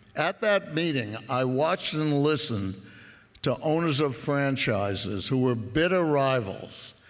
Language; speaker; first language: English; native; English